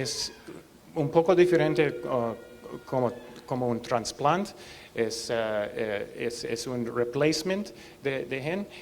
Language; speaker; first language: Spanish; non-native, learner; English